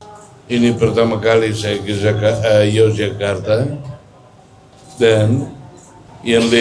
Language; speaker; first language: Indonesian; non-native, fluent; Tetum